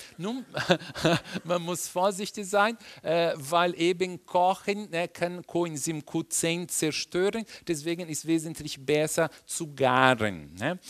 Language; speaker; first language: German; non-native, fluent; Portuguese